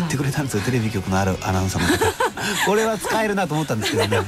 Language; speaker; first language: Japanese; native; Japanese